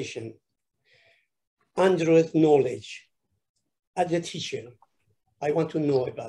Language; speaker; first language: English; non-native, learner; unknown